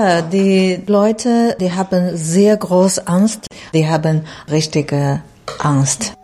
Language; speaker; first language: German; non-native, learner; Chinese